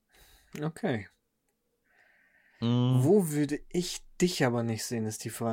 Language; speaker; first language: German; native; German